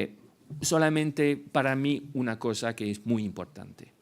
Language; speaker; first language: Spanish; non-native, fluent; French